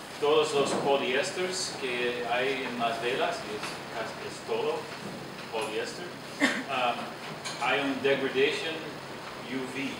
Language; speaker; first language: Spanish; non-native, learner; English